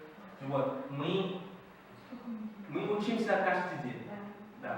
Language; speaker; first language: Russian; non-native, learner; Bambara